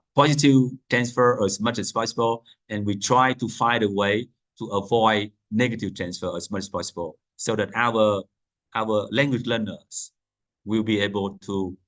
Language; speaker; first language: English; non-native, fluent; Vietnamese